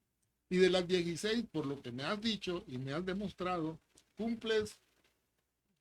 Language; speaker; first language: Spanish; native; Spanish